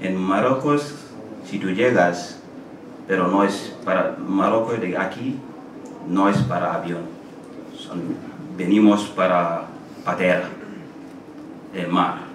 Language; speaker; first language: Spanish; non-native, learner; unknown